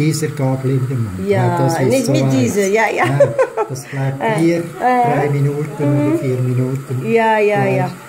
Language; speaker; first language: German; non-native, learner; Arabic